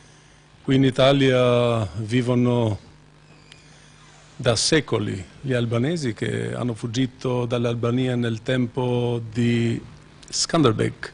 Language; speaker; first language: Italian; non-native, fluent; Albanian